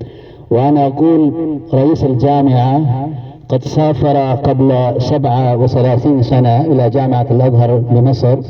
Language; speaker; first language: Arabic; non-native, fluent; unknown